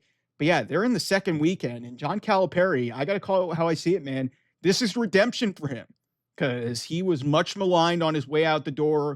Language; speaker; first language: English; native; English